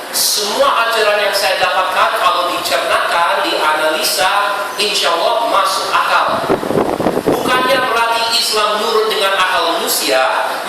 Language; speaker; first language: Indonesian; non-native, fluent; English